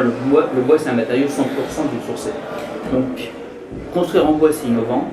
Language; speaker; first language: French; native; French